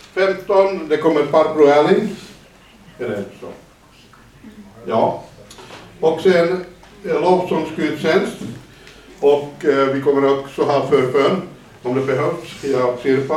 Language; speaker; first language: Swedish; non-native, fluent; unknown